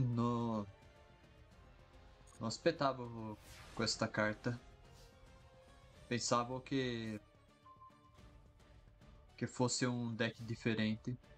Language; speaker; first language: Italian; non-native, learner; Portuguese